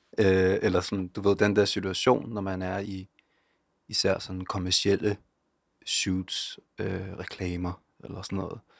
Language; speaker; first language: Danish; native; Danish